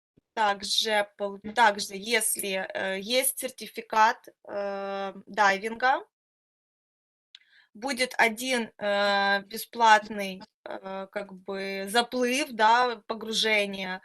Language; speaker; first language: Russian; native; Russian